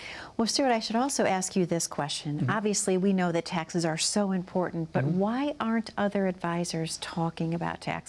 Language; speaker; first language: English; native; English